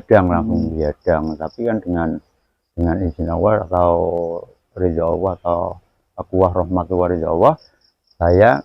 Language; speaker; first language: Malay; non-native, local second language; Javanese